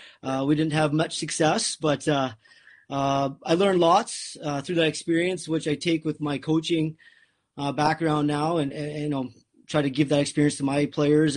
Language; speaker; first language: English; native; English